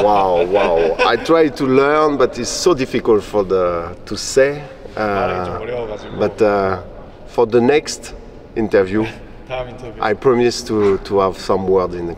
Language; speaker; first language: English; non-native, fluent; French